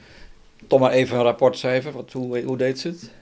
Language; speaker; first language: Dutch; native; Dutch